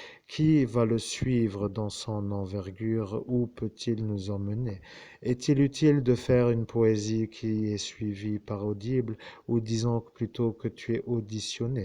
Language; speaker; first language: French; native; French